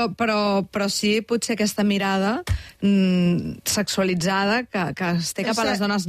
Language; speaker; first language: Catalan; native; Catalan